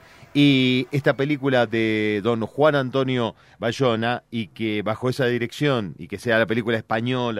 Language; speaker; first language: Spanish; native; Spanish